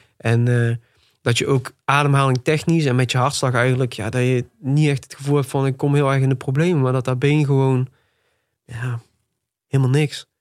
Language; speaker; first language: Dutch; native; Dutch